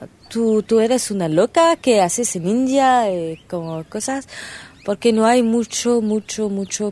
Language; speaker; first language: Spanish; non-native, learner; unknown